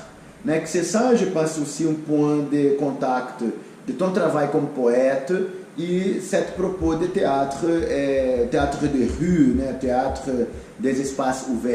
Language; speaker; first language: French; non-native, learner; Portuguese